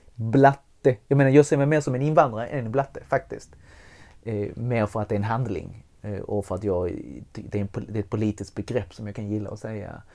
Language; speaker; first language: Swedish; early bilingual, other home language; Spanish